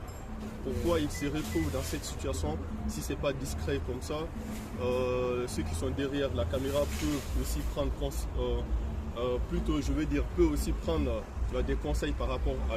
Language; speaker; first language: French; native; French